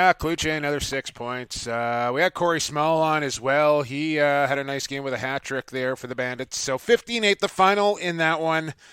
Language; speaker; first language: English; native; English